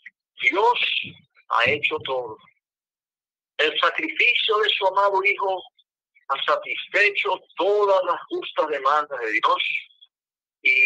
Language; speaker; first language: Spanish; non-native, fluent; English